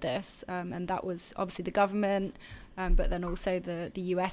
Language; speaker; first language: English; native; English